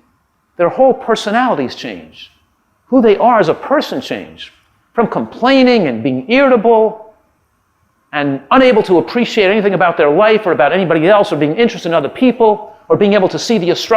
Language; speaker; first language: English; native; English